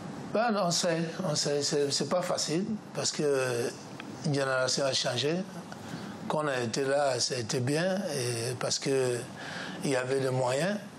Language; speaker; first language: French; non-native, learner; English